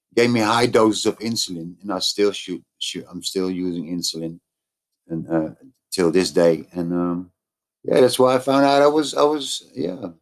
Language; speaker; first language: English; non-native, fluent; Dutch